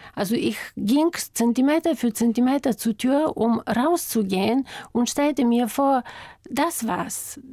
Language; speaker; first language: German; non-native, fluent; Bulgarian